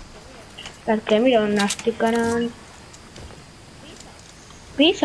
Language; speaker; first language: Catalan; non-native, local second language; Spanish